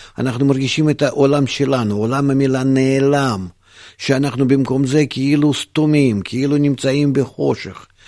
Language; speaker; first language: Hebrew; non-native, fluent; Russian